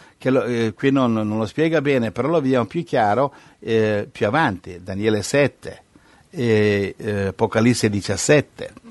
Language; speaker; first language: Italian; native; Italian